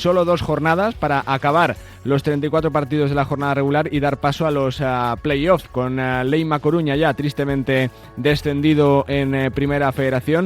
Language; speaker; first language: Spanish; native; Spanish